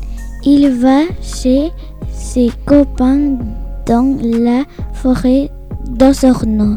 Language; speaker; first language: French; non-native, learner; Spanish